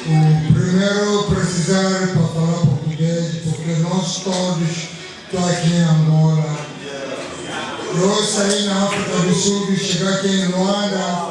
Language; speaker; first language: Portuguese; non-native, learner; Lingala